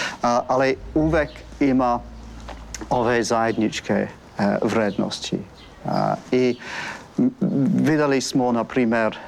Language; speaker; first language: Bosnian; non-native, fluent; English